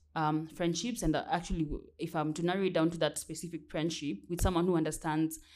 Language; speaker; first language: English; non-native, local second language; Kamba